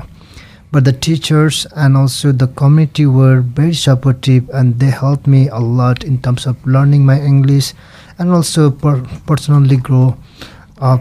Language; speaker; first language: English; non-native, local second language; Nepali